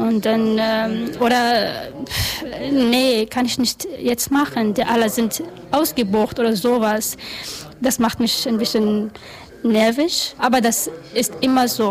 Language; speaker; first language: German; non-native, learner; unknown